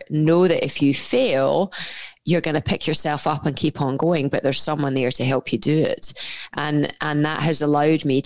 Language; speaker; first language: English; native; English